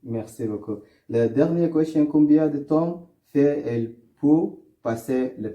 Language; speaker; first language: French; non-native, learner; Arabic